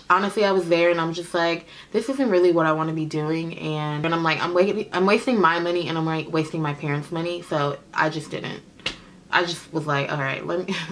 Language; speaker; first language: English; native; English